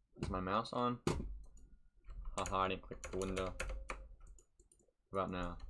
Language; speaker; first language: English; native; English